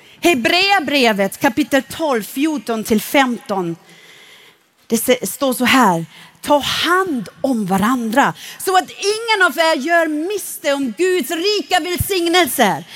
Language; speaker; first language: Swedish; non-native, fluent; German